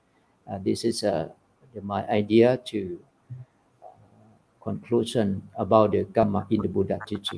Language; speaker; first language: English; non-native, fluent; Thai